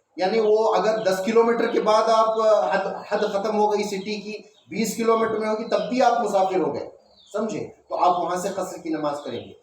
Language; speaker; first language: Urdu; native; Urdu